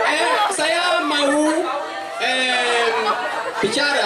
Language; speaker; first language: Indonesian; non-native, learner; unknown